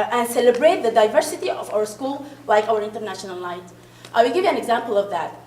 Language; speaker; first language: English; non-native, fluent; Arabic